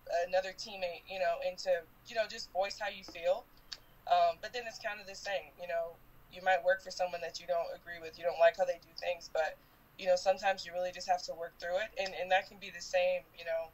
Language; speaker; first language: English; native; English